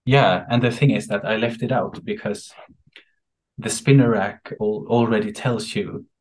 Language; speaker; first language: English; non-native, fluent; Swedish